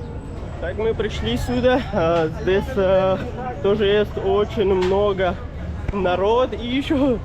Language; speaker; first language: Russian; non-native, learner; Pashto